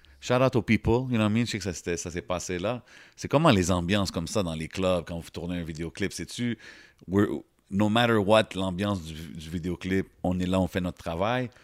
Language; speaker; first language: French; early bilingual, other home language; Arabic